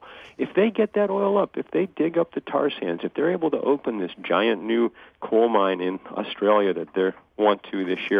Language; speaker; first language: English; native; English